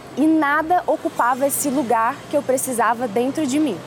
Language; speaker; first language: Portuguese; early bilingual, other home language; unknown